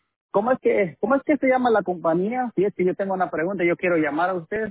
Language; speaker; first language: Spanish; early bilingual, heritage; Spanish